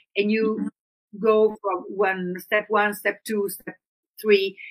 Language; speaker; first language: English; non-native, fluent; Italian